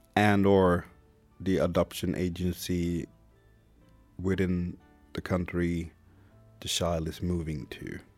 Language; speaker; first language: English; non-native, fluent; Swedish